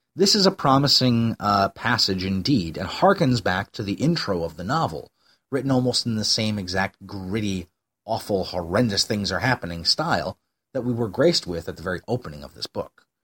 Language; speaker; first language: English; native; English